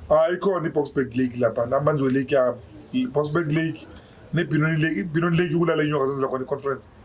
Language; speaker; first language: Zulu; native; Zulu